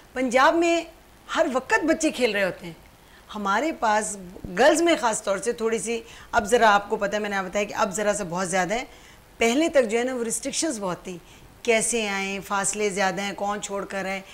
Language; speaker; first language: Urdu; native; Urdu